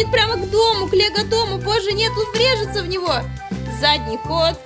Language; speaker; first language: Russian; native; Russian